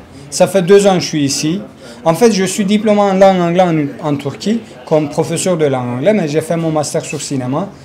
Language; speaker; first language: French; non-native, learner; Kurdish